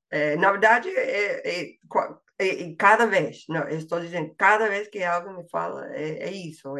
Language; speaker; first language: Portuguese; non-native, fluent; English